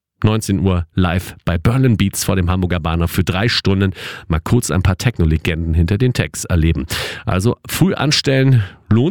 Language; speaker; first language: German; native; German